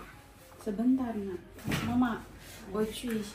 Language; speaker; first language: Chinese; non-native, learner; Indonesian